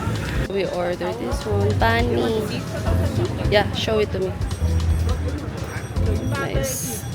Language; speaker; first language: English; non-native, local second language; Filipino